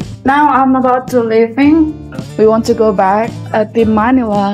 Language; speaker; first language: English; non-native, learner; Indonesian